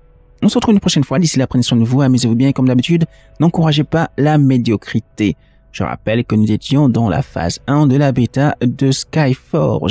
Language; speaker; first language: French; native; French